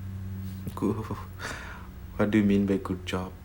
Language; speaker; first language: English; non-native, learner; Bangla